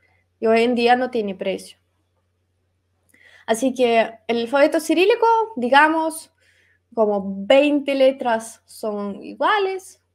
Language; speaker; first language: Spanish; non-native, fluent; Russian